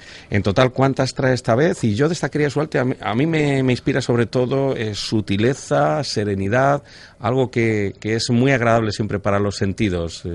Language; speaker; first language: Spanish; native; Spanish